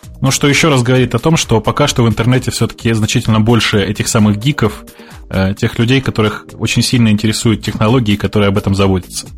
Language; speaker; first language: Russian; native; Russian